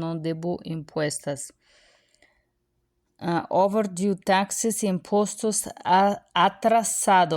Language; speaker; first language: Spanish; non-native, fluent; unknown